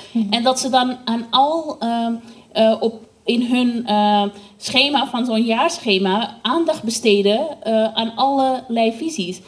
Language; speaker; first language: Dutch; non-native, fluent; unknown